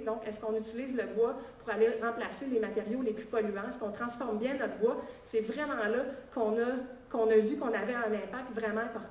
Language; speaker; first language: French; native; French